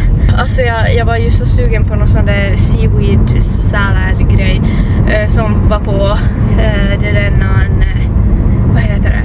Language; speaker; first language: Swedish; native; Swedish